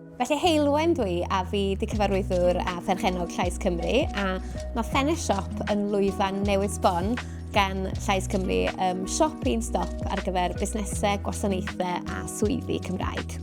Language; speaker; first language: Welsh; native; Welsh